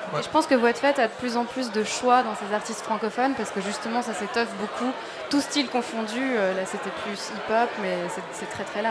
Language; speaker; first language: French; native; French